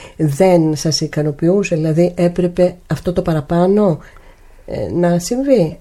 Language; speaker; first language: Greek; native; Greek